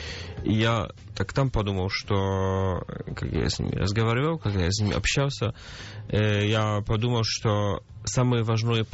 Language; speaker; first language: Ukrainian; non-native, learner; Polish